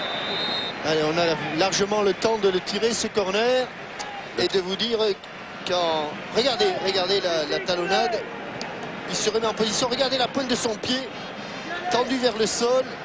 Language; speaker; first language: French; native; French